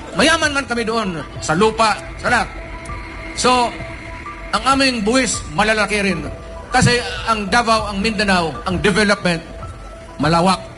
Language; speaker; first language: Filipino; non-native, local second language; Cebuano